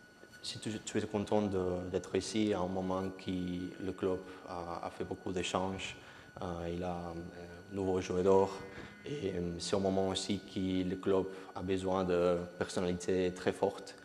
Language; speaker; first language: French; non-native, learner; Spanish